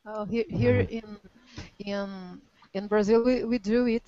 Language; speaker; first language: English; non-native, learner; Portuguese